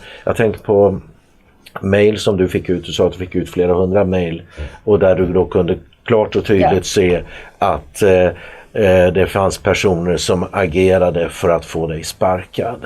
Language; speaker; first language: Swedish; native; Swedish